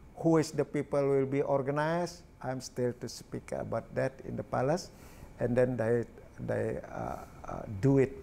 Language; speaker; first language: English; non-native, learner; Balinese